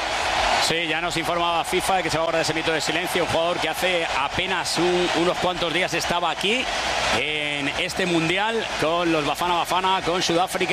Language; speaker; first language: Spanish; native; Spanish